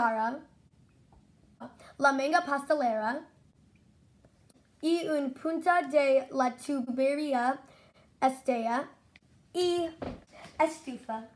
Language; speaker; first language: Spanish; non-native, learner; English